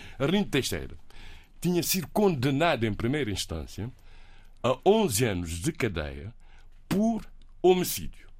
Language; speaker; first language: Portuguese; native; Portuguese